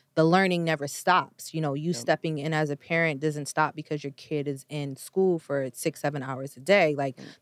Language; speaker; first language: English; native; English